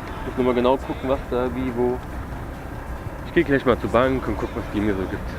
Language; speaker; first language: German; native; German